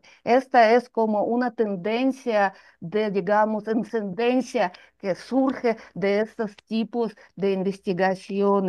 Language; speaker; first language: Spanish; non-native, fluent; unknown